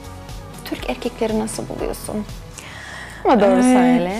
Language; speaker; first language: Turkish; non-native, fluent; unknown